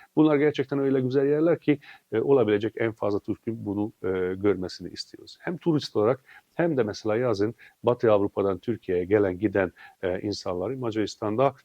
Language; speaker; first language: Turkish; non-native, fluent; Hungarian